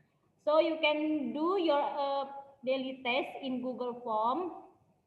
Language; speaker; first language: English; non-native, learner; Indonesian